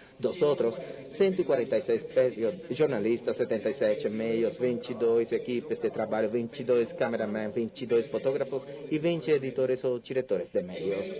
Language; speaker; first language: Portuguese; non-native, fluent; Spanish